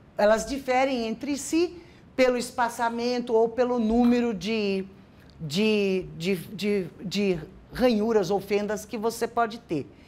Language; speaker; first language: Portuguese; native; Portuguese